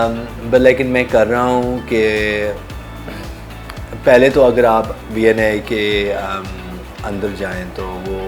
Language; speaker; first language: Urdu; early bilingual, heritage; Urdu